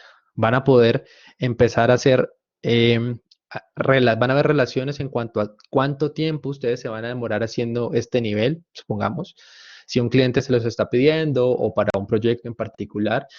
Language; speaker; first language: Spanish; native; Spanish